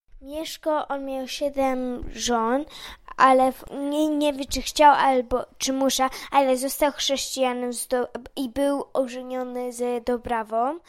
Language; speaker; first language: Polish; early bilingual, heritage; Polish